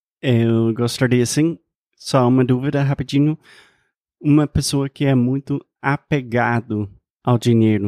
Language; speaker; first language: Portuguese; non-native, fluent; English